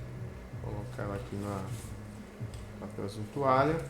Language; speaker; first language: Portuguese; native; Portuguese